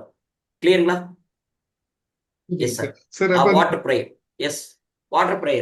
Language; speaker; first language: Tamil; native; Tamil